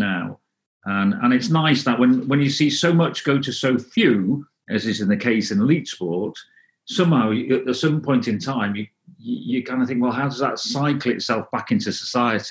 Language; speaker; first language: English; non-native, local second language; Welsh